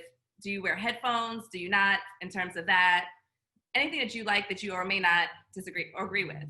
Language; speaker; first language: English; native; English